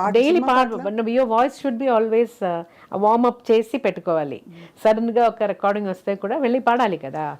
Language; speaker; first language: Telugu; non-native, fluent; Malayalam